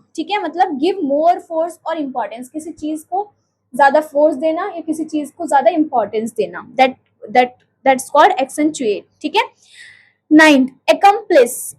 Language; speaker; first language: Hindi; native; Hindi